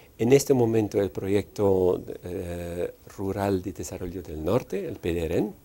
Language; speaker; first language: Spanish; non-native, fluent; Dutch